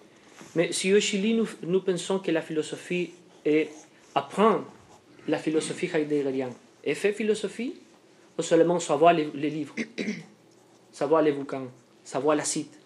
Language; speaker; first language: French; non-native, fluent; Spanish